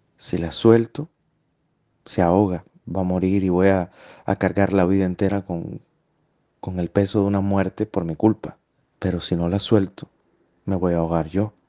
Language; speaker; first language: Spanish; native; Spanish